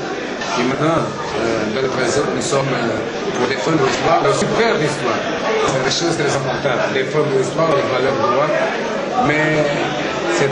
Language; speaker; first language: French; non-native, local second language; Arabic